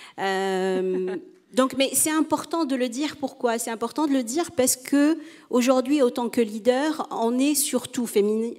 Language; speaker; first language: French; non-native, local second language; Arabic